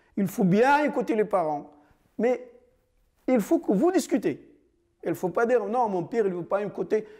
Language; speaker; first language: French; non-native, fluent; Arabic